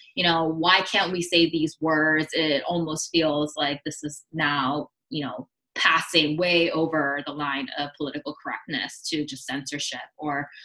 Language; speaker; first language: English; early bilingual, other home language; Korean